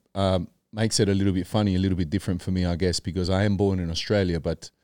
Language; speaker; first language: English; early bilingual, other home language; Spanish